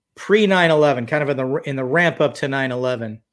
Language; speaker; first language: English; native; English